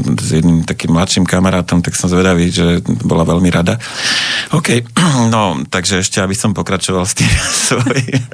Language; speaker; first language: Slovak; native; Slovak